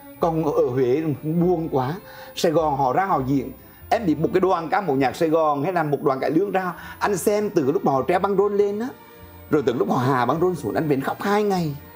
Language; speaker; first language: Vietnamese; native; Vietnamese